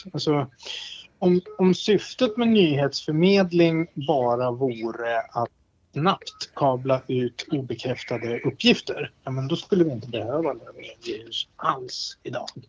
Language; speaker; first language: Swedish; native; Swedish